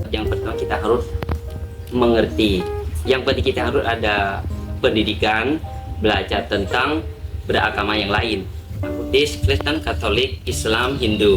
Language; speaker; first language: Indonesian; non-native, learner; Thai